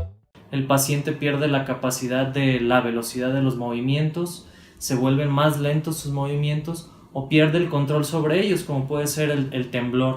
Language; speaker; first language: Spanish; native; Spanish